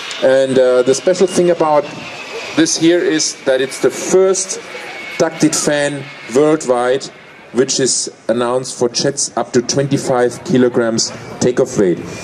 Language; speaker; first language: English; non-native, fluent; German